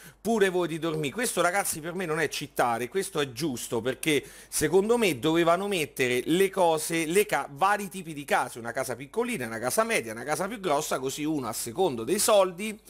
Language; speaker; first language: Italian; native; Italian